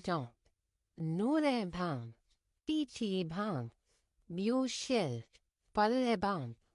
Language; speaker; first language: Korean; non-native, fluent; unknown